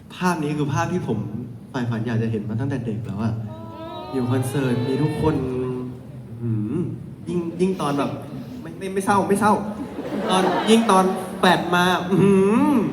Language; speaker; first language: Thai; native; Thai